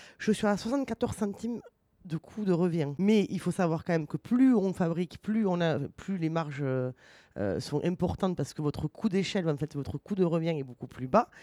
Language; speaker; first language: French; native; French